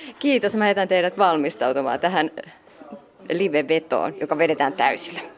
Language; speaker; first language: Finnish; native; Finnish